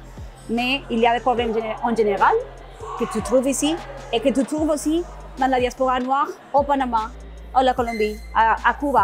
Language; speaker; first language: French; non-native, learner; Spanish